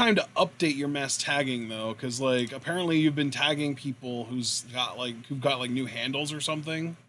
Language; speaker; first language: English; native; English